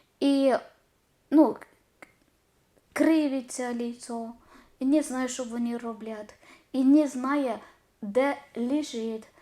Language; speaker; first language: Ukrainian; non-native, learner; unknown